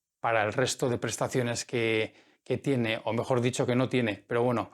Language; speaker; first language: Spanish; native; Spanish